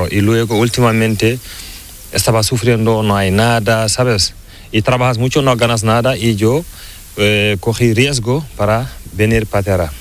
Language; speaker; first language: Spanish; non-native, learner; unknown